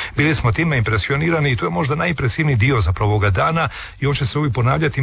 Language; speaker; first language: Croatian; native; Croatian